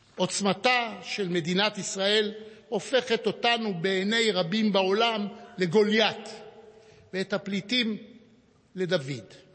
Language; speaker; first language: Hebrew; native; Hebrew